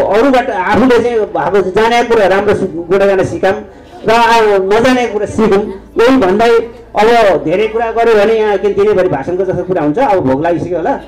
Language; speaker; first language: Nepali; non-native, local second language; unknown